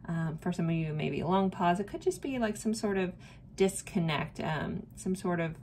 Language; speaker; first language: English; native; English